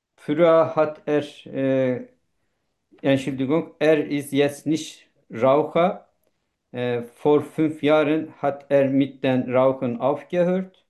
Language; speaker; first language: German; non-native, fluent; Turkish